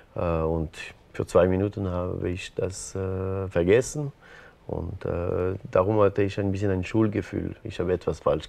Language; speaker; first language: German; non-native, local second language; French